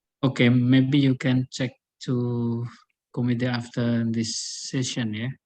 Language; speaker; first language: English; non-native, learner; Indonesian